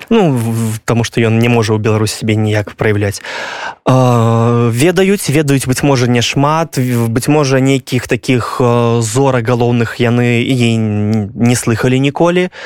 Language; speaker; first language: Belarusian; non-native, local second language; Russian